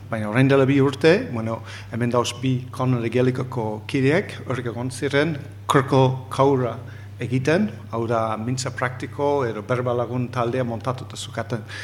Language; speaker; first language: Basque; non-native, fluent; English